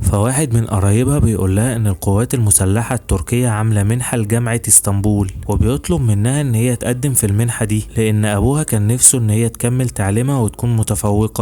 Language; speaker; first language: Arabic; native; Arabic